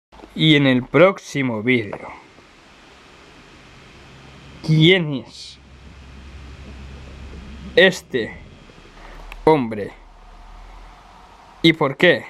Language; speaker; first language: Spanish; non-native, local second language; Catalan